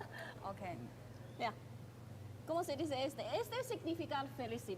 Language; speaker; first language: Spanish; non-native, learner; Chinese